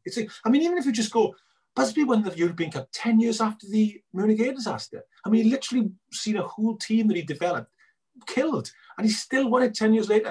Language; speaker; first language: English; native; English